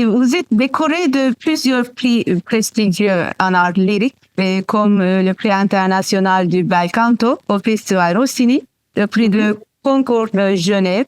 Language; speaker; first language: French; non-native, fluent; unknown